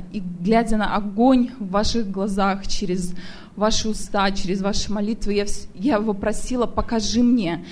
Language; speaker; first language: Russian; native; Russian